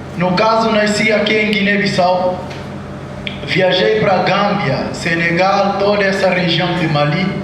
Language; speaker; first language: Portuguese; non-native, local second language; Upper Guinea Crioulo